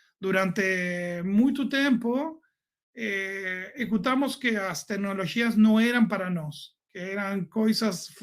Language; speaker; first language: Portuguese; non-native, learner; Spanish